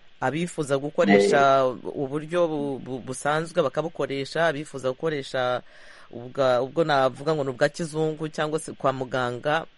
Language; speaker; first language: Kinyarwanda; native; Kinyarwanda